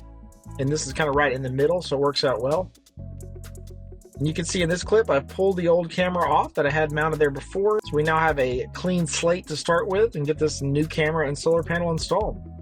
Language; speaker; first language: English; native; English